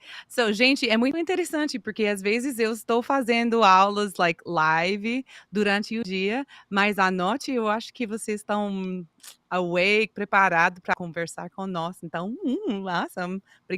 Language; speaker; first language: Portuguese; non-native, learner; English